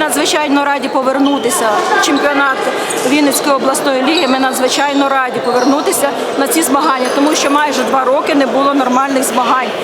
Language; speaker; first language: Ukrainian; native; Ukrainian